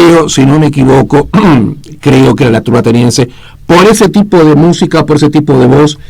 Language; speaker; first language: Spanish; native; Spanish